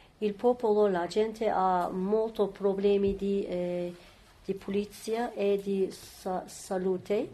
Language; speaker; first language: Italian; non-native, learner; Turkish